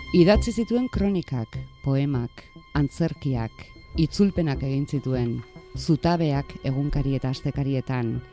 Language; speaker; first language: Basque; native; Basque